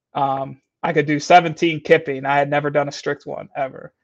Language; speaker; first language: English; native; English